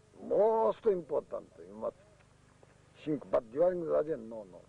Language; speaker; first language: English; non-native, learner; Japanese